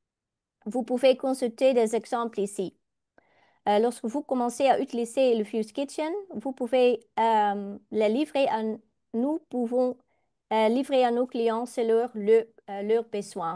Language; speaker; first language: French; non-native, learner; Dutch